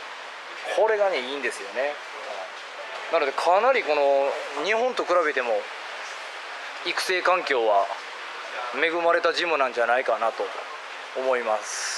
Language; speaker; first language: Japanese; native; Japanese